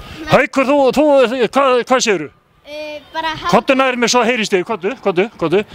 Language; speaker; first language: Icelandic; native; Icelandic